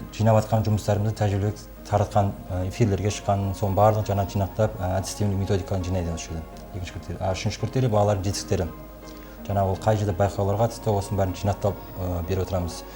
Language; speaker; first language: Kazakh; native; Kazakh